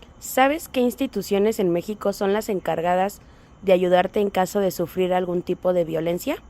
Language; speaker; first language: Spanish; native; Spanish